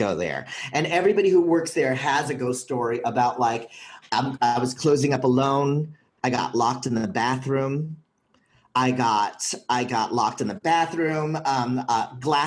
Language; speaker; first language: English; native; English